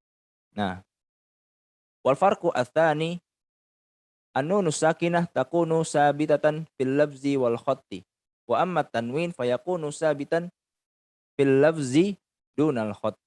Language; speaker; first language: Arabic; non-native, learner; Indonesian